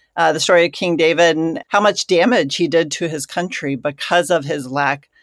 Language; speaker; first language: English; native; English